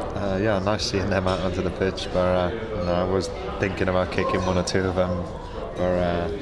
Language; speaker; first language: English; native; English